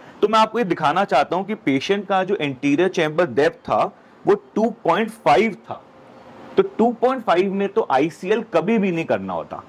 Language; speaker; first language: Hindi; native; Hindi